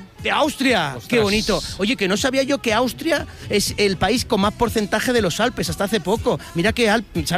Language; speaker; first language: Spanish; native; Spanish